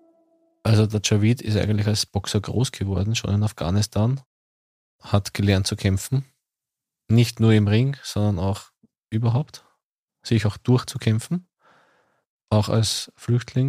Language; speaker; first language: German; native; German